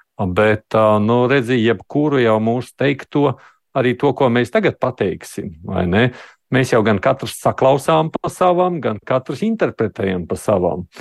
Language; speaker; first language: Latvian; native; Latvian